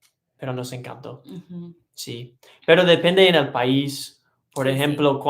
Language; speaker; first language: Spanish; non-native, learner; English